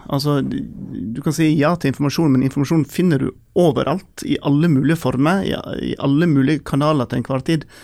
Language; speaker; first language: Norwegian; native; Norwegian